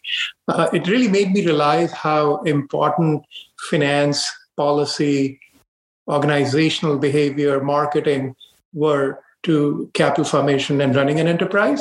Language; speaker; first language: English; non-native, local second language; Hindi